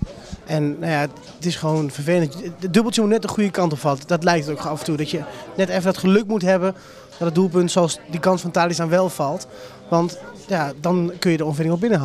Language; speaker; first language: Dutch; native; Dutch